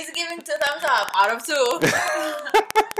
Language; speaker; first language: English; non-native, fluent; Spanish